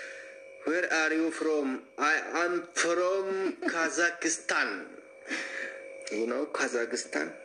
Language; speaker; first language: English; non-native, learner; Oromo